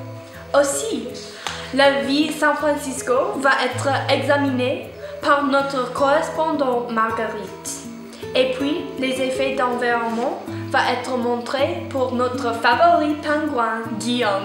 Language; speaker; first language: French; non-native, learner; English